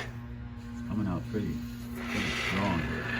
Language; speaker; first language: English; native; English